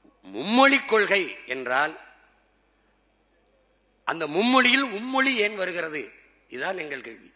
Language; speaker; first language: Tamil; native; Tamil